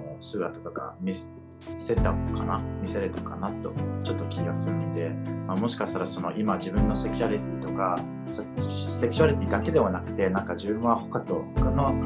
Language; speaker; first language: Japanese; non-native, fluent; English